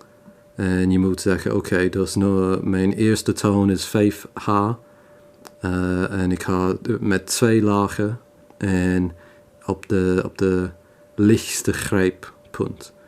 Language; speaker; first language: Dutch; non-native, fluent; English